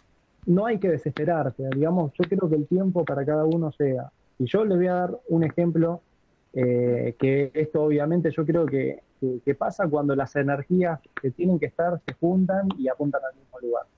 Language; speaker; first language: Spanish; native; Spanish